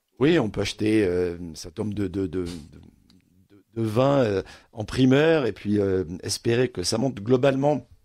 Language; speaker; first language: French; native; French